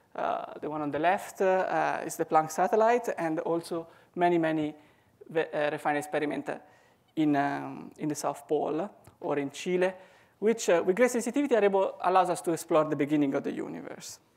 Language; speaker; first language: English; non-native, fluent; Italian